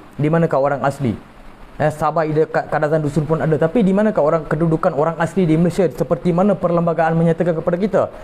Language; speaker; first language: Malay; non-native, local second language; Tamil